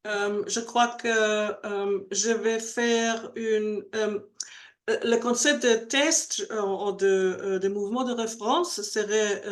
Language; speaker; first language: French; non-native, learner; Spanish